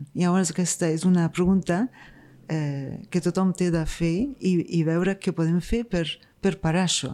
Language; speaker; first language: Catalan; non-native, fluent; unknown